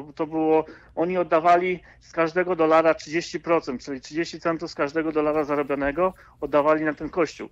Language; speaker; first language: Polish; native; Polish